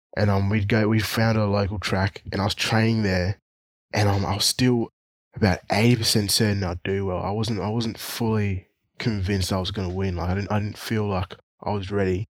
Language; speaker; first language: English; non-native, local second language; Swahili